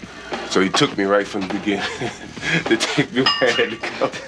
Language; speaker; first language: English; native; English